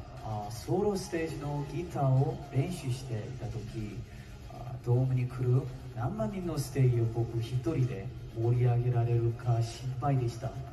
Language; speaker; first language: Japanese; non-native, learner; Korean